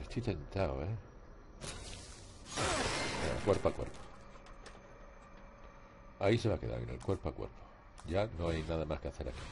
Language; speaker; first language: Spanish; native; Spanish